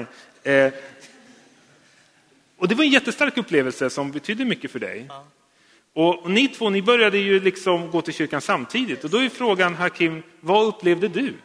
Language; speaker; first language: Swedish; native; Swedish